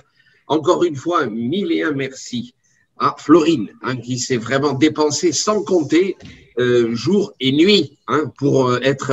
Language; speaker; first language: French; native; French